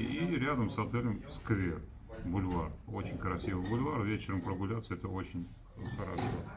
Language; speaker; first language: Russian; native; Russian